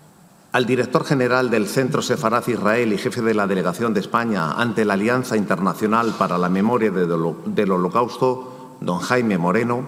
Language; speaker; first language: Spanish; native; Spanish